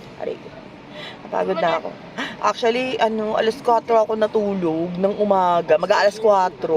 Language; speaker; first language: Filipino; native; Filipino